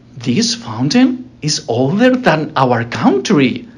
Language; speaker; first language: English; non-native, fluent; Spanish